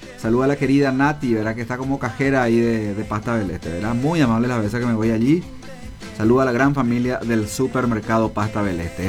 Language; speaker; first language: Spanish; non-native, local second language; Guarani